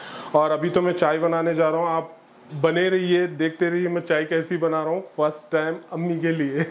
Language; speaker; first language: Hindi; native; Hindi